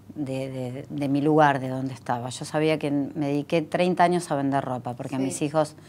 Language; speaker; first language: Spanish; native; Spanish